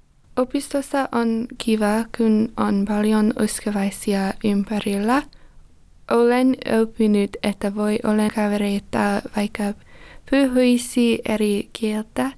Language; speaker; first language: Finnish; non-native, learner; English